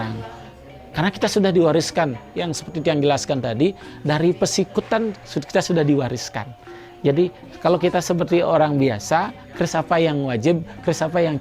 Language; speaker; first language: Indonesian; native; Indonesian